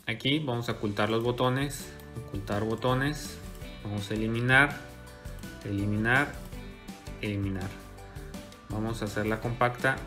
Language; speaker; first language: Spanish; native; Spanish